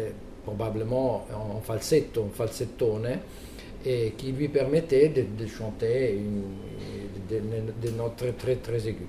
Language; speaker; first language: French; non-native, fluent; Italian